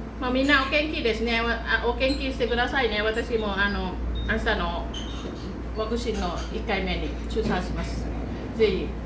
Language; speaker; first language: Japanese; non-native, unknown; Thai